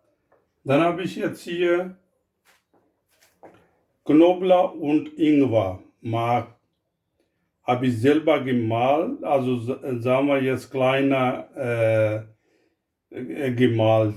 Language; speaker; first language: German; non-native, learner; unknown